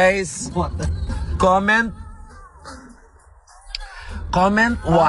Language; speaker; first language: English; non-native, local second language; Cebuano